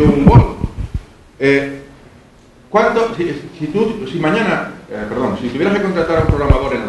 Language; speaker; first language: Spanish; native; Spanish